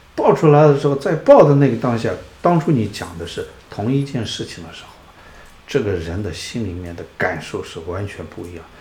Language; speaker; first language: Chinese; non-native, local second language; Tibetan